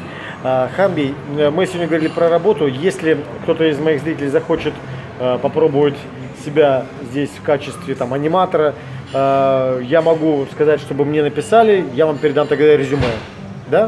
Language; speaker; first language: Russian; native; Russian